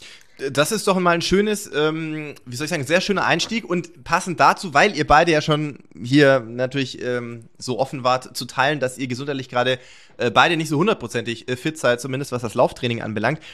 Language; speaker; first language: German; native; German